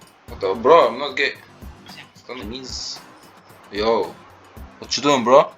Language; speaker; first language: English; non-native, learner; Arabic